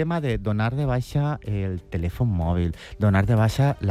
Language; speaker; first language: Catalan; native; Catalan